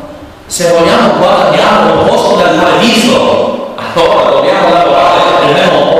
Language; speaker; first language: Italian; non-native, learner; English